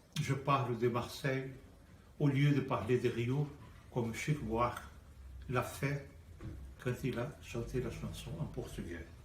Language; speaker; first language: French; non-native, fluent; Portuguese